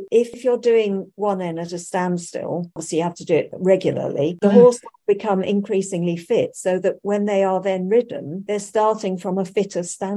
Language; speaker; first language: English; native; English